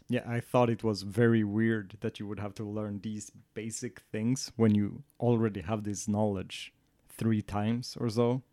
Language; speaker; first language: English; non-native, fluent; Swedish